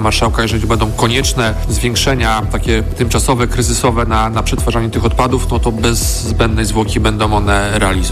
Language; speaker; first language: Polish; native; Polish